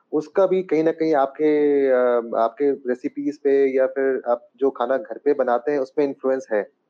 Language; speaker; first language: Hindi; native; Hindi